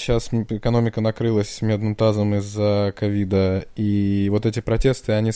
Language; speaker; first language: Russian; native; Russian